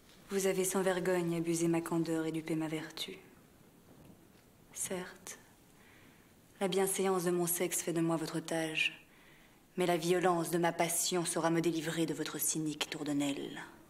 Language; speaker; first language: French; native; French